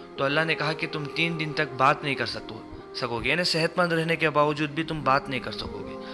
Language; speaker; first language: Urdu; native; Urdu